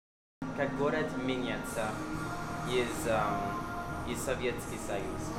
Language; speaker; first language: Russian; non-native, learner; English